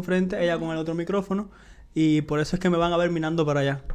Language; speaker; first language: Spanish; native; Spanish